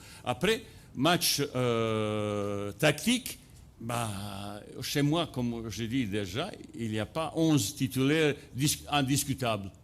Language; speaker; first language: French; non-native, fluent; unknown